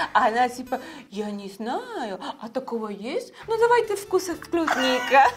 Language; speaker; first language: Russian; non-native, fluent; Spanish